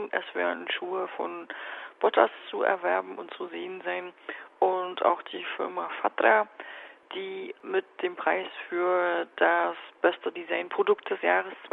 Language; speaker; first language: German; native; German